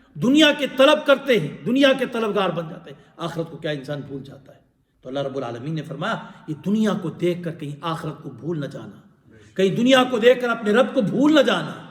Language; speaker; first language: Urdu; non-native, local second language; Pashto